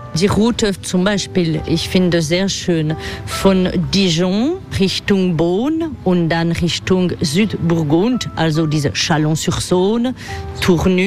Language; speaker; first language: German; non-native, fluent; French